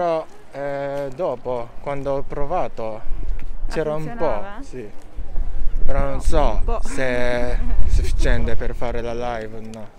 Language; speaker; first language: Italian; non-native, learner; Japanese